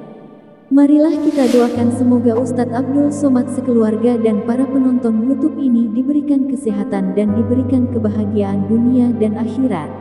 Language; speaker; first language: Indonesian; native; Indonesian